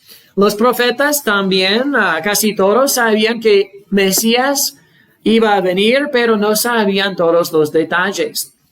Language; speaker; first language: Spanish; non-native, fluent; English